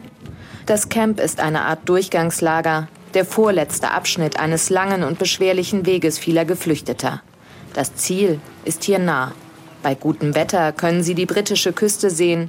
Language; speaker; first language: German; native; German